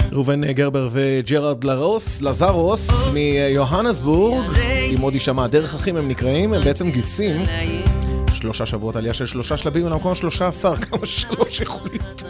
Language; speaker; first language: Hebrew; native; Hebrew